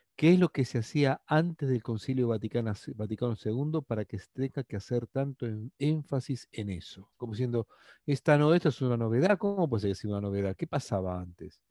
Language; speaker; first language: Spanish; native; Spanish